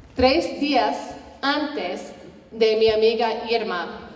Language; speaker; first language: Spanish; non-native, learner; English